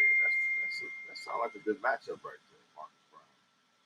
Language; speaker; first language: English; native; English